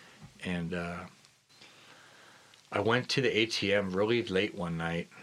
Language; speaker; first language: English; native; English